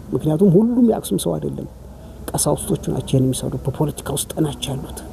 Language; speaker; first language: Amharic; native; Amharic